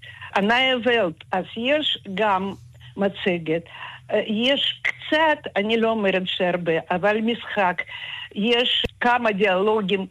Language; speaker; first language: Hebrew; non-native, fluent; Russian